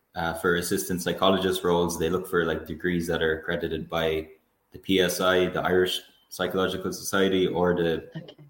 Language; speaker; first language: English; native; English